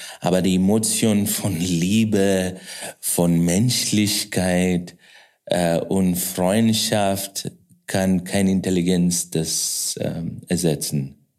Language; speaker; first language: German; non-native, fluent; Kannada